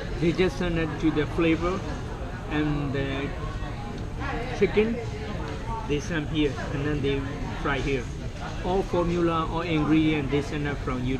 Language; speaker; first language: English; non-native, learner; Burmese